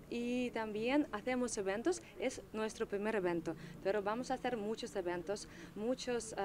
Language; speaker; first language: Spanish; non-native, learner; Russian